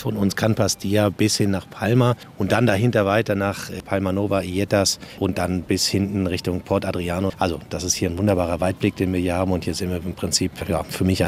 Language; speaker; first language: German; native; German